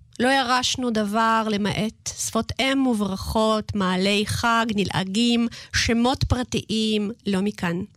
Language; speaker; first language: Hebrew; non-native, fluent; Russian